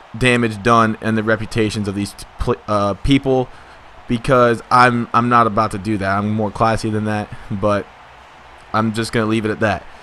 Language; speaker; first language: English; native; English